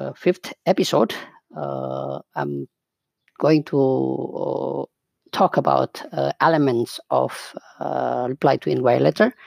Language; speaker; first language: English; non-native, fluent; Indonesian